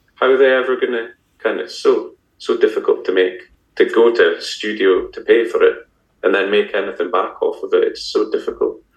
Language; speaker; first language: English; native; English